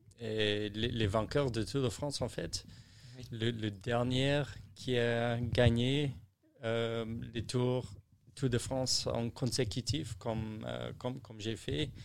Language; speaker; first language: French; non-native, learner; English